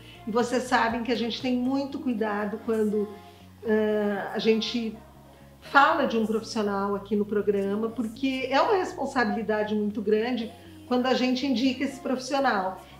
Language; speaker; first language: Portuguese; native; Portuguese